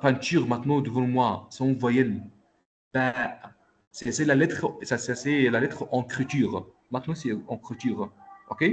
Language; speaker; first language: French; non-native, local second language; Arabic